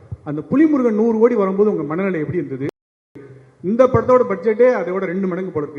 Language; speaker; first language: Tamil; native; Tamil